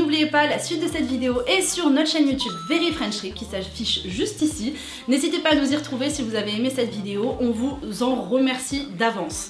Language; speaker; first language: French; native; French